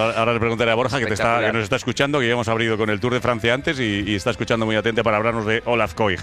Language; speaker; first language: Spanish; native; Spanish